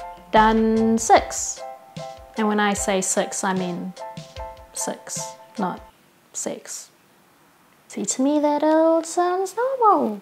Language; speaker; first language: English; early bilingual, other home language; Indonesian